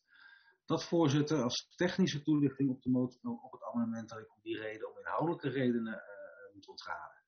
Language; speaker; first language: Dutch; native; Dutch